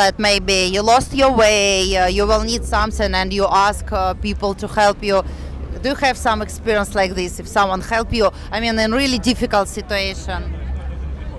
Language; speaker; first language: English; non-native, fluent; Russian